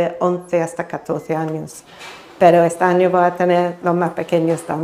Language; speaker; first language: Spanish; non-native, fluent; English